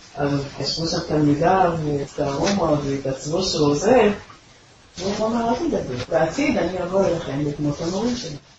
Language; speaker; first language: Hebrew; native; Hebrew